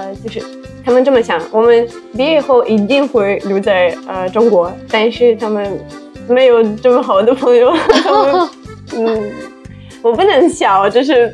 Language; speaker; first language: Chinese; non-native, fluent; Russian